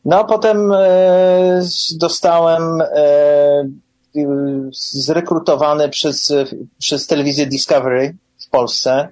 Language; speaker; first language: Polish; early bilingual, heritage; English